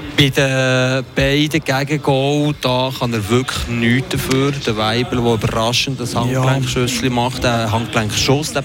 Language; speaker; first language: German; native; German